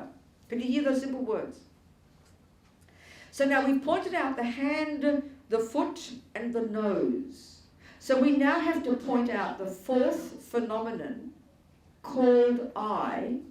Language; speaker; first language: English; native; English